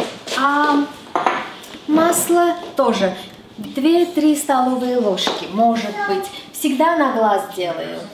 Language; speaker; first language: Russian; non-native, fluent; Armenian